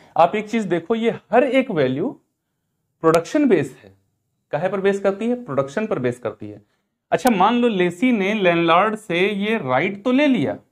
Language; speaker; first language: Hindi; native; Hindi